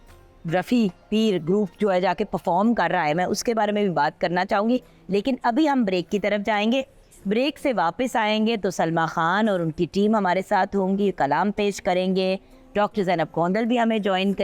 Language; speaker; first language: Urdu; native; Urdu